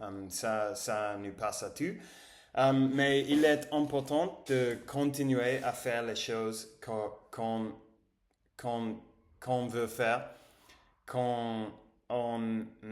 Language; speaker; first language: French; non-native, learner; English